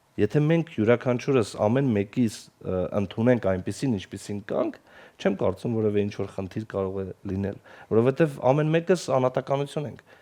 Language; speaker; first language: Armenian; non-native, local second language; Kurdish